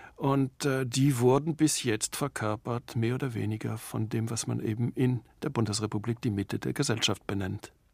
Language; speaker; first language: German; native; German